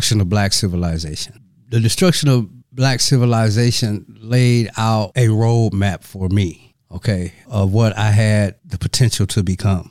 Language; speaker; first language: English; native; English